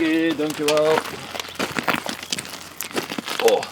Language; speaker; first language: Dutch; native; Dutch